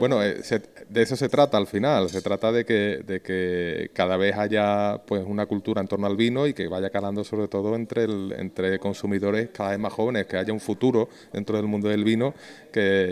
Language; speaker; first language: Spanish; native; Spanish